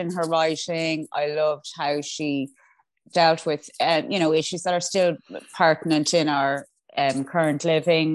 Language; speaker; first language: English; native; English